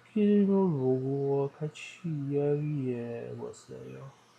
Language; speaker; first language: Korean; non-native, learner; Dutch